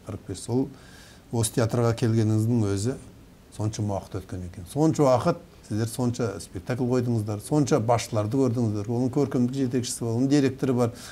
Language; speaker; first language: Kazakh; native; Kazakh